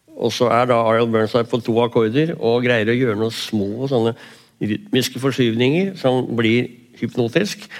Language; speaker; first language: Norwegian; native; Norwegian